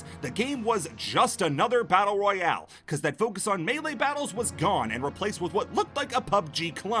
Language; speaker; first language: English; native; English